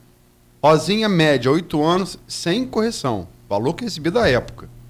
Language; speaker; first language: Portuguese; native; Portuguese